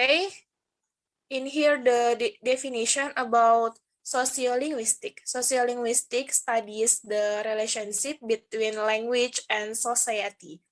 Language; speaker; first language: English; non-native, learner; Indonesian